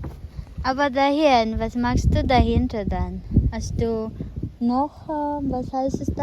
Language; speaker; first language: German; non-native, learner; Filipino